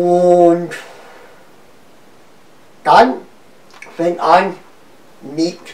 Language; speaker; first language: German; non-native, learner; Romanian